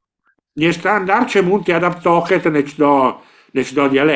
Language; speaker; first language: Albanian; non-native, learner; Italian